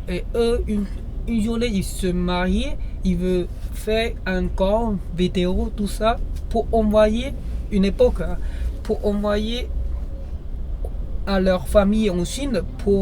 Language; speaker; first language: French; non-native, learner; Chinese